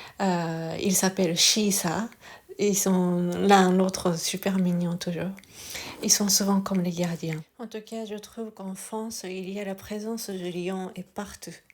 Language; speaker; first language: French; non-native, fluent; Japanese